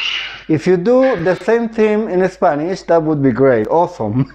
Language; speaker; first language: English; non-native, fluent; Spanish